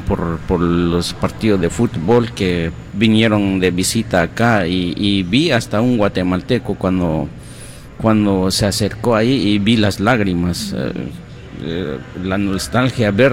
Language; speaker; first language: Spanish; non-native, local second language; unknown